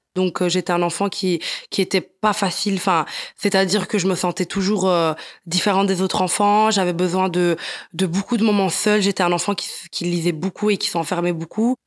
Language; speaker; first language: French; non-native, fluent; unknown